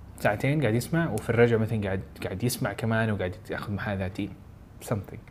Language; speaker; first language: Arabic; native; Arabic